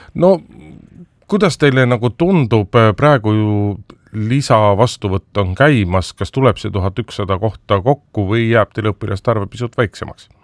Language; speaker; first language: Estonian; native; Estonian